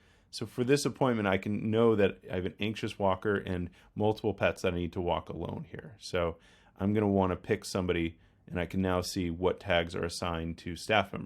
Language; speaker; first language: English; native; English